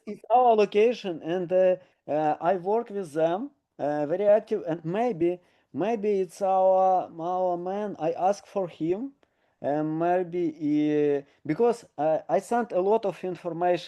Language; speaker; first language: English; non-native, learner; Ukrainian